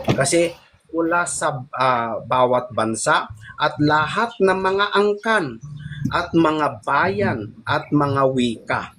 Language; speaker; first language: Filipino; non-native, local second language; Iloko